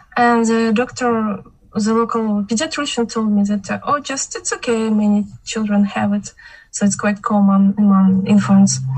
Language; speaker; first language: English; non-native, fluent; Kazakh